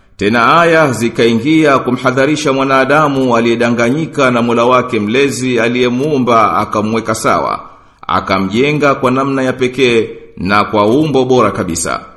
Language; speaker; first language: Swahili; native; Swahili